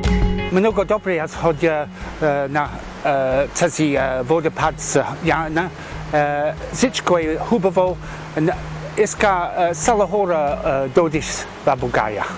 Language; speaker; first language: Bulgarian; non-native, learner; English